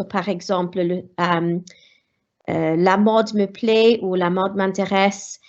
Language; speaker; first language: French; non-native, fluent; Welsh